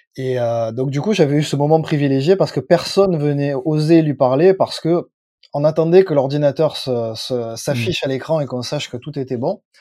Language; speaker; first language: French; native; French